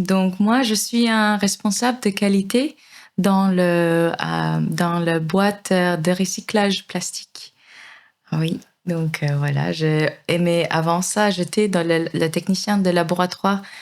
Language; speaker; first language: French; non-native, fluent; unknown